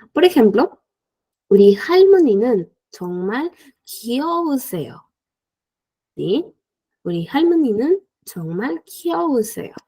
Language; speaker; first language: Korean; non-native, fluent; Spanish